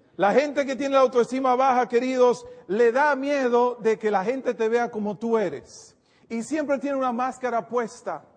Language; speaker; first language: Spanish; native; Spanish